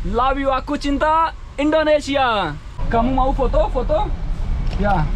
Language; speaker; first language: Indonesian; non-native, learner; Urdu